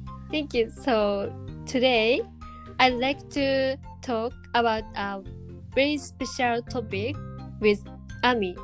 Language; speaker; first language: English; non-native, learner; Japanese